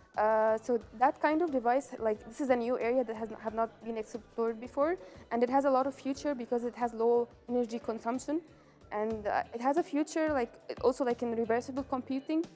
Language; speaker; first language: English; non-native, fluent; Arabic